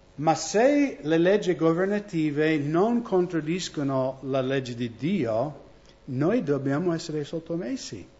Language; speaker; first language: Italian; non-native, fluent; English